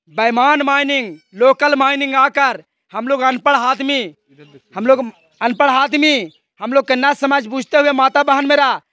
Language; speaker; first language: Hindi; native; Hindi